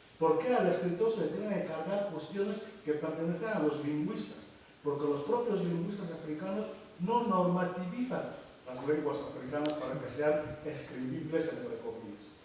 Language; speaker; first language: Spanish; non-native, local second language; Fang